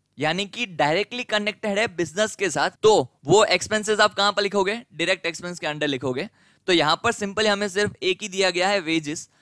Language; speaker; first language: Hindi; non-native, local second language; Gujarati